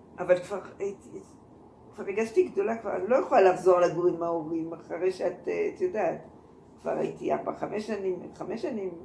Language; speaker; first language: Hebrew; non-native, fluent; French